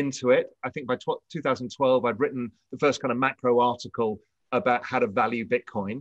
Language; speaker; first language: English; native; English